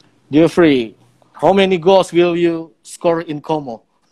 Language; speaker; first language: English; non-native, learner; Indonesian